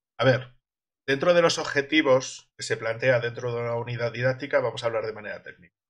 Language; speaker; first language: Spanish; native; Spanish